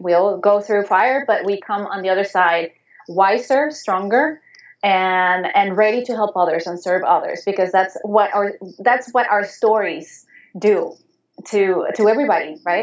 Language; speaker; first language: English; non-native, fluent; Spanish